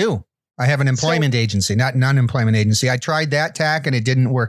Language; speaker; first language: English; native; English